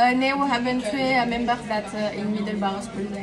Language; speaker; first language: Dutch; non-native, learner; Romanian